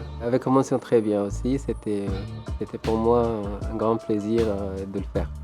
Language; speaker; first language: French; non-native, fluent; Arabic